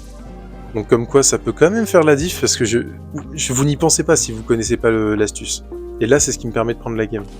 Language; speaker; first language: French; native; French